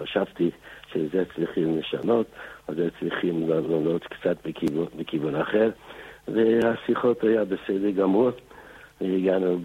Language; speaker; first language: Hebrew; non-native, fluent; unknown